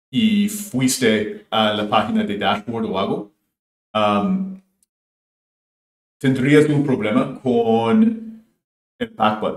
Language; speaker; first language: Spanish; non-native, fluent; English